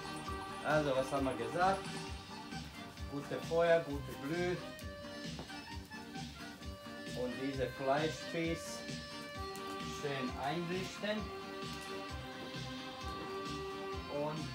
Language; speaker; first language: German; non-native, learner; Bosnian